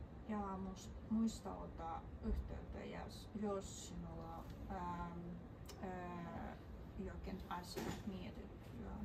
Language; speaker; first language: Finnish; non-native, learner; Russian